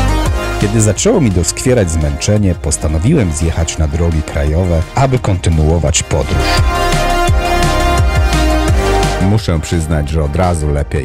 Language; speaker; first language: Polish; native; Polish